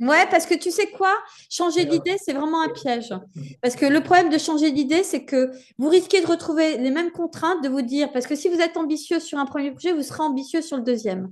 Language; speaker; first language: French; native; French